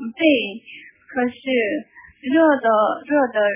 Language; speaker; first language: Chinese; non-native, learner; Korean